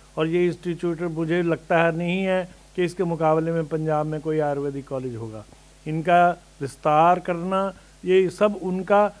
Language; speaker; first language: Hindi; native; Hindi